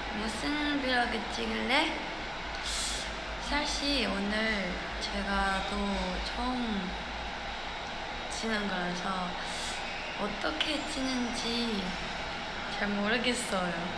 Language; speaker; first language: Korean; non-native, fluent; Chinese